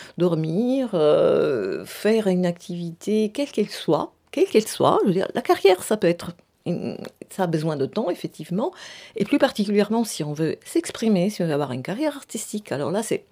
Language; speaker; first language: French; non-native, fluent; Italian